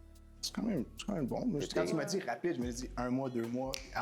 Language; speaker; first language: French; native; French